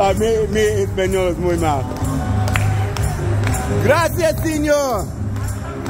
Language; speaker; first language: Spanish; non-native, learner; English